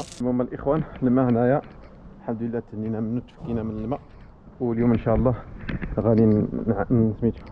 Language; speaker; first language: Arabic; native; Arabic